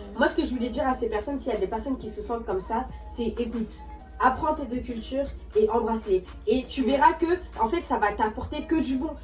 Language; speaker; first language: French; native; French